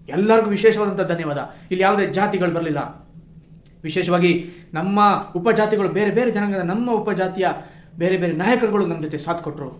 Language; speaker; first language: Kannada; non-native, local second language; Kodava